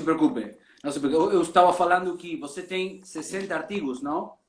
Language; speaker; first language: Portuguese; non-native, learner; Spanish